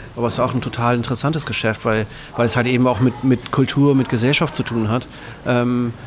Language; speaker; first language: German; native; German